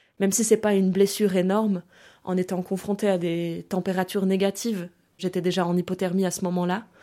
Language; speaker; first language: French; early bilingual, other home language; German